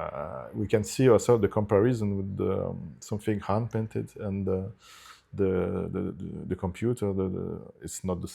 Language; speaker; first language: English; non-native, fluent; Italian